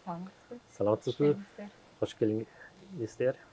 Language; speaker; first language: Kyrgyz; non-native, learner; German